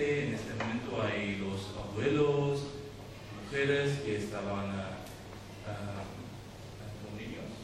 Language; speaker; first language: Spanish; non-native, learner; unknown